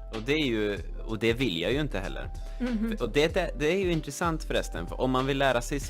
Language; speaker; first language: Swedish; native; Swedish